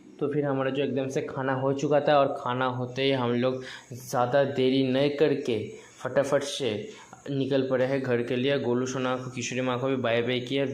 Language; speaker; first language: Hindi; non-native, local second language; Bangla